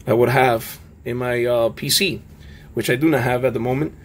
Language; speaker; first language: English; native; English